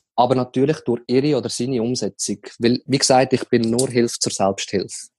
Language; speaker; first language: German; native; German